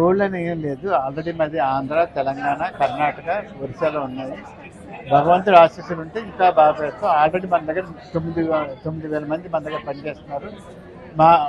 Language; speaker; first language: Telugu; native; Telugu